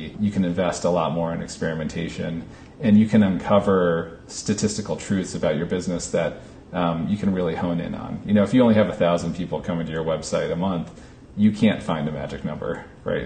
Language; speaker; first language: English; native; English